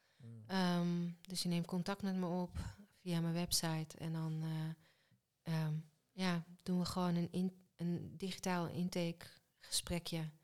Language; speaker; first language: Dutch; early bilingual, other home language; Hebrew